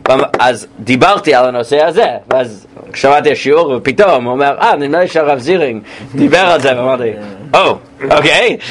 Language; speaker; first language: Hebrew; non-native, fluent; English